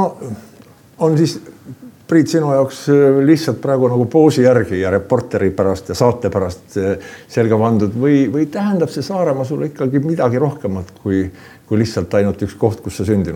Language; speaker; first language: Estonian; native; Estonian